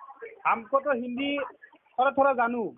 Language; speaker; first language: Hindi; non-native, local second language; Assamese